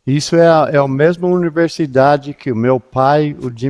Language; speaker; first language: Portuguese; non-native, fluent; English